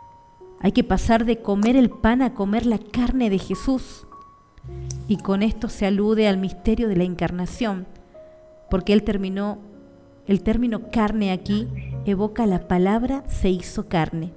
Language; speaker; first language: Spanish; native; Spanish